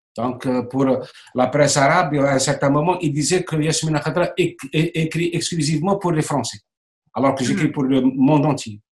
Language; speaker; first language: French; non-native, local second language; Arabic